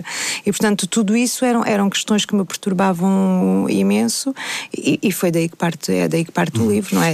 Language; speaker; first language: Portuguese; native; Portuguese